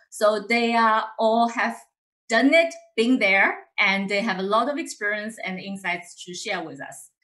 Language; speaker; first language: English; non-native, fluent; Chinese